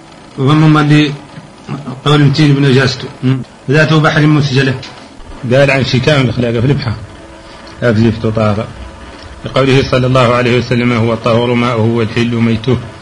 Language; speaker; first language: Arabic; native; Arabic